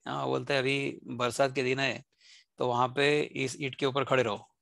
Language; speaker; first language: Hindi; non-native, local second language; Marathi